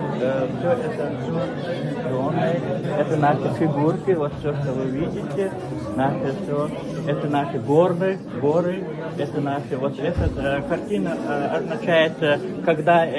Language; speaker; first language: Russian; non-native, local second language; Ingush